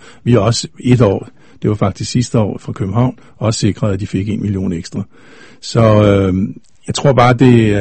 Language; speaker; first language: Danish; native; Danish